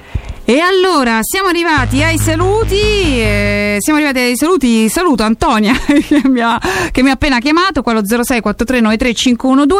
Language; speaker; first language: Italian; native; Italian